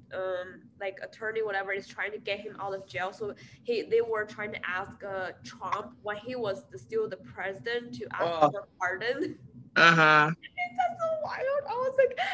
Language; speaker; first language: English; non-native, fluent; Chinese